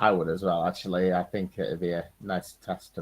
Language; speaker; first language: English; native; English